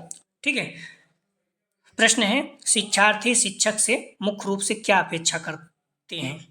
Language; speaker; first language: Hindi; native; Hindi